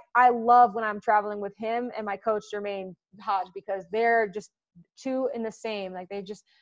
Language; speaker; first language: English; native; English